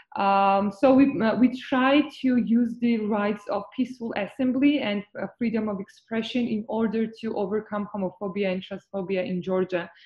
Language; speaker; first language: English; non-native, fluent; Georgian